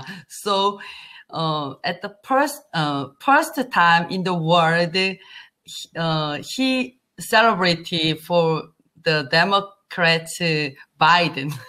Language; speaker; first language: English; non-native, learner; Korean